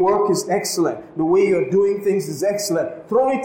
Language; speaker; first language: English; non-native, local second language; Malayalam